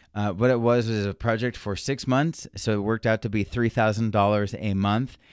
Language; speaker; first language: English; native; English